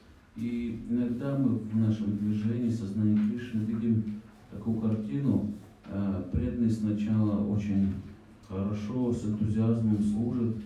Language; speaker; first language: Russian; native; Russian